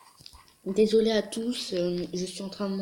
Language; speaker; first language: French; native; French